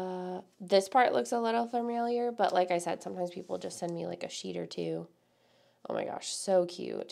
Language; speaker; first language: English; native; English